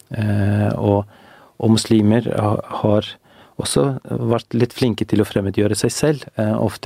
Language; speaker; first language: Norwegian; non-native, fluent; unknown